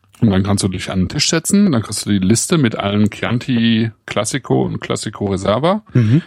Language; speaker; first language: German; native; German